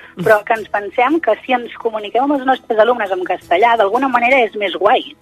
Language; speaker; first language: Catalan; native; Catalan